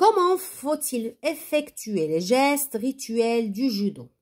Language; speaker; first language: French; non-native, local second language; Arabic